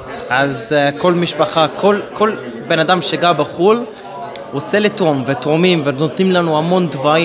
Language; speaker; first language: Hebrew; non-native, fluent; English